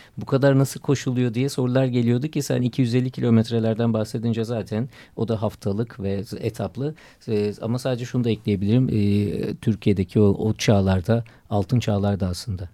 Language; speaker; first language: Turkish; native; Turkish